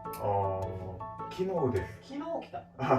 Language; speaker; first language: Japanese; non-native, learner; Korean